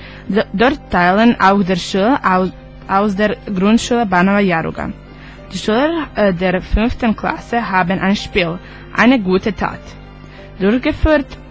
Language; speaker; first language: German; non-native, learner; Croatian